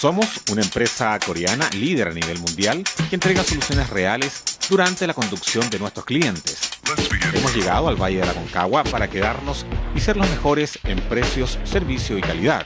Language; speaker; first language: Spanish; native; Spanish